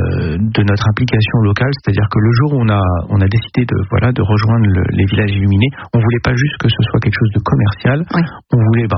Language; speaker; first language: French; native; French